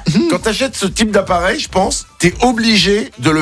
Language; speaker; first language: French; native; French